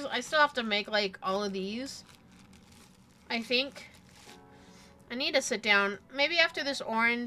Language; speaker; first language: English; native; English